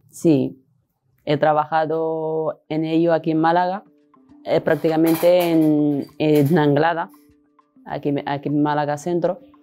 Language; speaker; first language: Spanish; non-native, fluent; Arabic